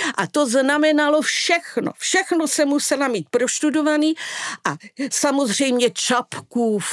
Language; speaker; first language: Czech; non-native, fluent; Italian